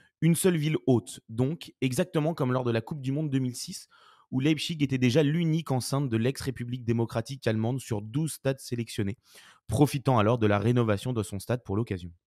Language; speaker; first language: French; native; French